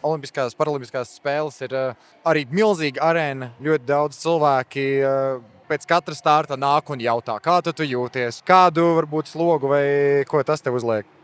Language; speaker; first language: Latvian; native; Latvian